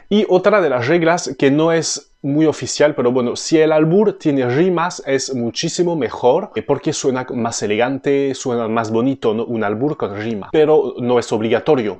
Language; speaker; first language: Spanish; non-native, fluent; French